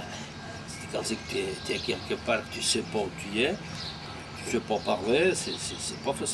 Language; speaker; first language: French; non-native, fluent; Portuguese